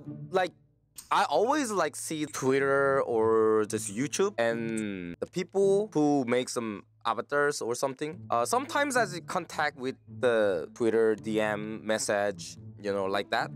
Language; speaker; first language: English; non-native, learner; Korean